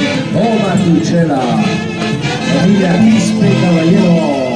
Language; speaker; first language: Spanish; native; Spanish